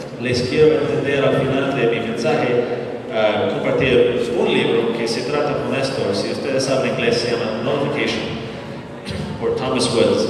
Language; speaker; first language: Spanish; non-native, fluent; English